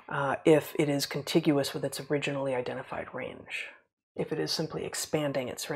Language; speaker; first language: English; native; English